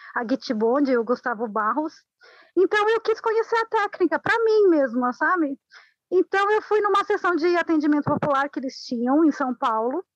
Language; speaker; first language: Portuguese; non-native, fluent; Spanish